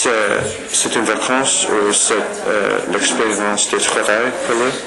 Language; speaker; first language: French; non-native, learner; English